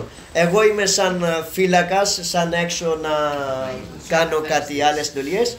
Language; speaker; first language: Greek; non-native, learner; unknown